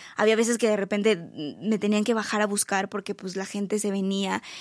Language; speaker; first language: Spanish; native; Spanish